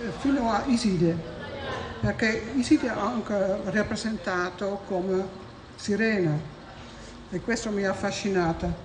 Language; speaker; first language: Italian; non-native, fluent; Dutch